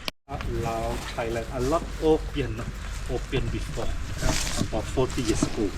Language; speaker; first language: English; non-native, learner; Thai